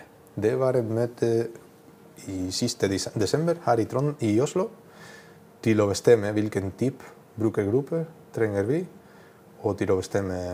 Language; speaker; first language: Norwegian; non-native, learner; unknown